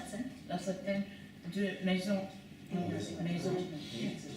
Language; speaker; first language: French; non-native, learner; English